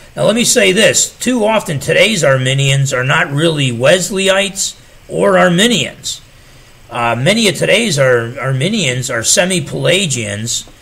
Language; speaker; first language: English; native; English